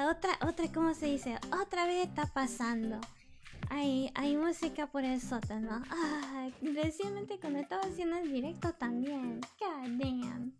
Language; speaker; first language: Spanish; early bilingual, heritage; Spanish